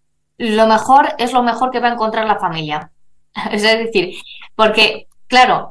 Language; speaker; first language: Spanish; native; Spanish